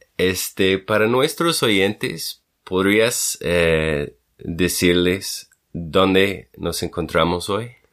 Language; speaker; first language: Spanish; non-native, fluent; English